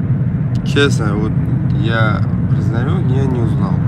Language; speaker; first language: Russian; non-native, fluent; Tajik